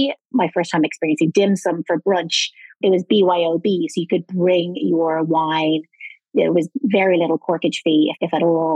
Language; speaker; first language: English; native; English